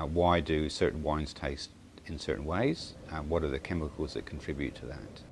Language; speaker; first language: English; native; English